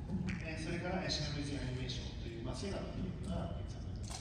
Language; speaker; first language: Japanese; native; Japanese